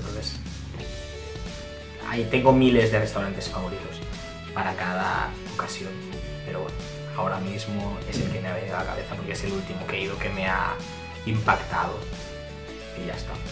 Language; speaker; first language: Spanish; early bilingual, other home language; Italian